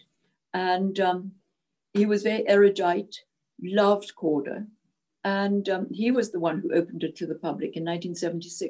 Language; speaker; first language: English; non-native, local second language; Czech